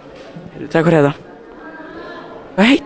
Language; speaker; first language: Icelandic; native; Icelandic